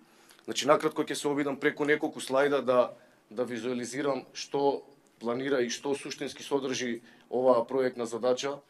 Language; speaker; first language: Macedonian; native; Macedonian